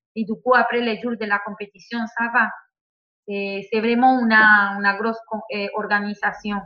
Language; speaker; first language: French; non-native, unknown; Spanish